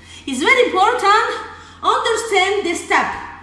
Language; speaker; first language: English; non-native, learner; Spanish